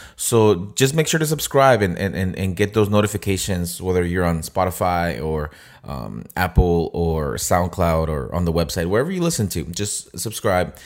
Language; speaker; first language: English; non-native, fluent; Spanish